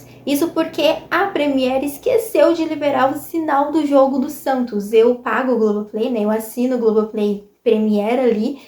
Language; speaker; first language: Portuguese; native; Portuguese